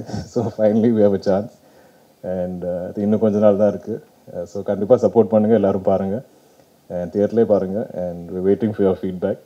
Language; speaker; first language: Tamil; non-native, local second language; Malayalam